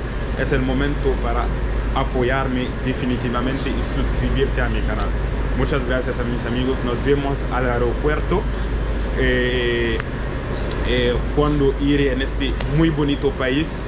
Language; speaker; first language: Spanish; non-native, learner; French